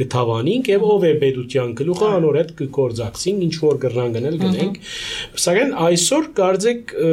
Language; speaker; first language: Armenian; early bilingual, heritage; Armenian